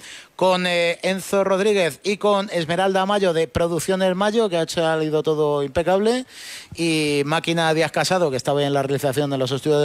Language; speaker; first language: Spanish; native; Spanish